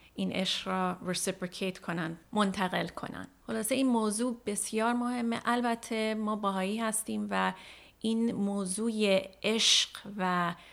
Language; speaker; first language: Persian; early bilingual, heritage; Persian